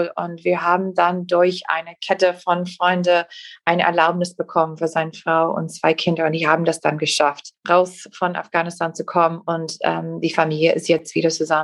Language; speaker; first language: German; non-native, fluent; English